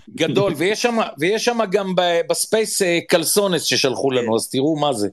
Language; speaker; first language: Hebrew; early bilingual, other home language; German